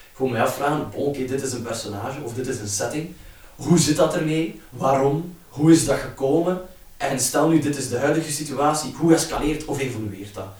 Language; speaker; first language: Dutch; native; Dutch